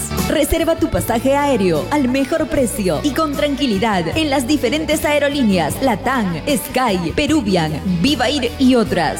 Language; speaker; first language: Spanish; native; Spanish